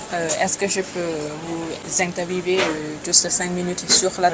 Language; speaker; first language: French; non-native, learner; Thai